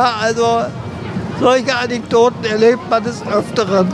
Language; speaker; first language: German; native; German